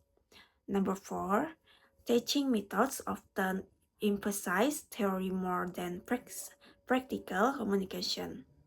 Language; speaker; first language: English; non-native, learner; Indonesian